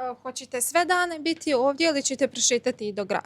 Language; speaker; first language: Bosnian; native; Bosnian